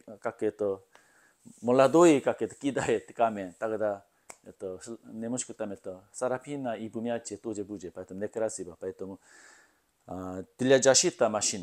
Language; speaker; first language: Russian; non-native, learner; Korean